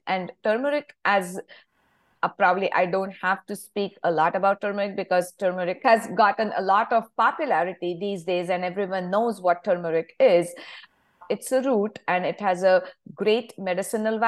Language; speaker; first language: English; non-native, local second language; Marathi